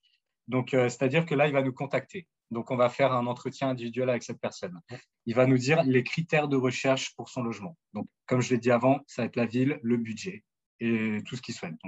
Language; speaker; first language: French; native; French